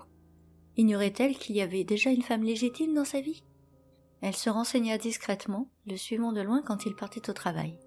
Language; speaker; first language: French; native; French